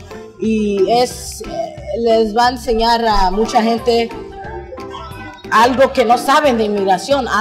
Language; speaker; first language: Spanish; early bilingual, heritage; Spanish